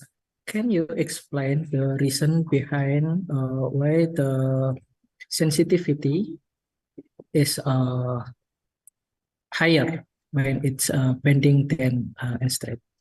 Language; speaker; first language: English; non-native, learner; Indonesian